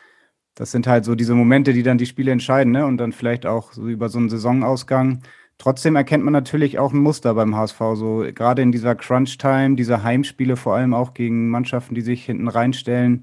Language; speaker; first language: German; native; German